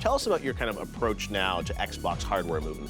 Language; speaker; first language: English; native; English